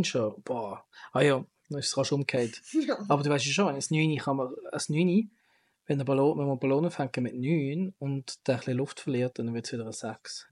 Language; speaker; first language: German; native; German